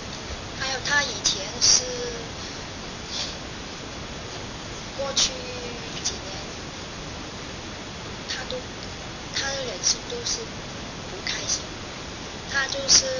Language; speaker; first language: Chinese; non-native, fluent; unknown